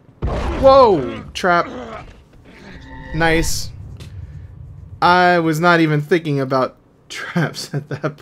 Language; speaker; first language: English; native; English